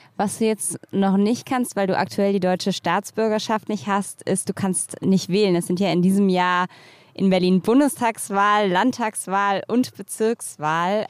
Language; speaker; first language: German; native; German